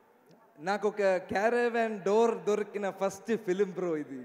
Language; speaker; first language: Telugu; non-native, learner; Malayalam